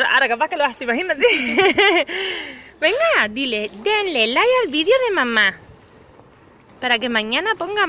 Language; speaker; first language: Spanish; native; Spanish